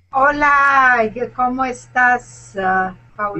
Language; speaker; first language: Spanish; non-native, learner; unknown